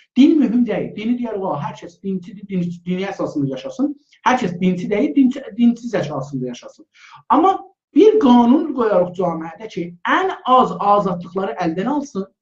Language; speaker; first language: Azerbaijani; native; Azerbaijani